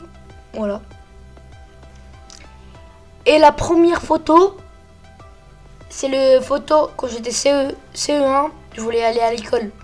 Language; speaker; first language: French; early bilingual, other home language; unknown